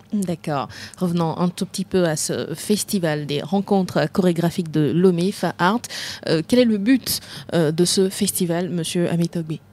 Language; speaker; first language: French; non-native, local second language; Ewe